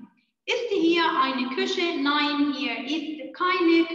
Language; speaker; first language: German; non-native, fluent; Arabic